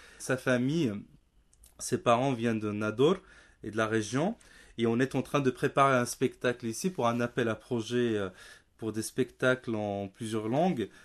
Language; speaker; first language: French; non-native, local second language; Riffian